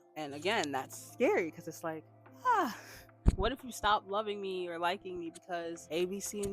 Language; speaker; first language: English; native; English